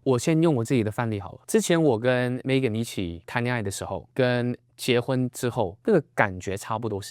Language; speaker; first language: Chinese; native; Chinese